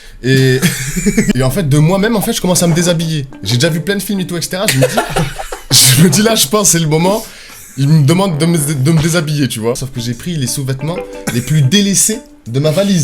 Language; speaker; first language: French; native; French